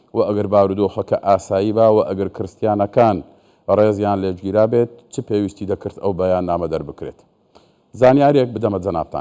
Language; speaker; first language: Central Kurdish; non-native, local second language; Assyrian Neo-Aramaic